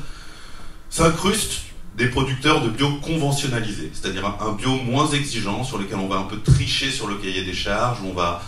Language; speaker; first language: French; native; French